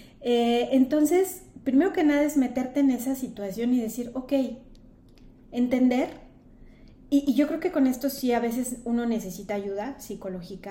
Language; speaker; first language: Spanish; native; Spanish